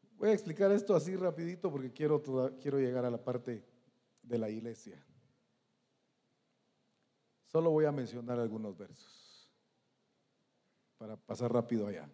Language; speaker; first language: Spanish; native; Spanish